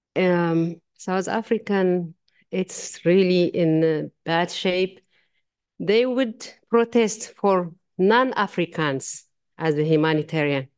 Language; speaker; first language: English; non-native, learner; Amharic